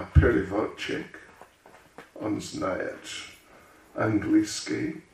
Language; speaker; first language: Russian; non-native, learner; English